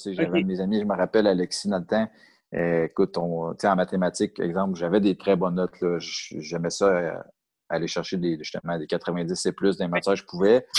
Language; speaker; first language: French; native; French